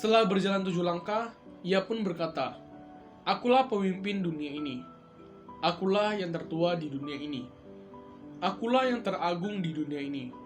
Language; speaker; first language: Indonesian; native; Indonesian